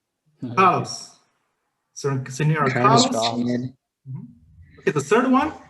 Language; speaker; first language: English; non-native, learner; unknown